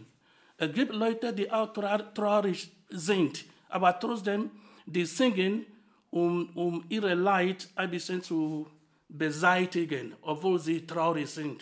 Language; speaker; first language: German; non-native, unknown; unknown